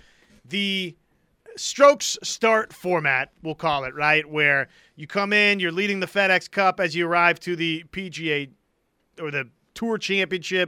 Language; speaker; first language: English; native; English